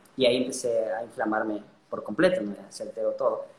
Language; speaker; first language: Spanish; native; Spanish